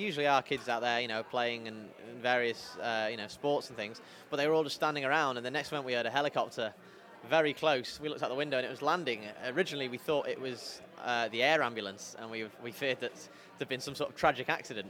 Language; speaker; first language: English; native; English